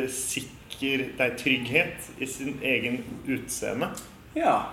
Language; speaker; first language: Norwegian; native; Norwegian